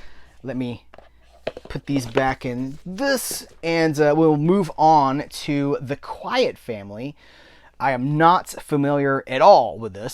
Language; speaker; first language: English; native; English